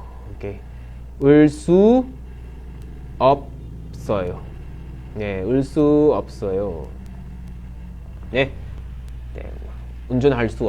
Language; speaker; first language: Korean; non-native, fluent; Filipino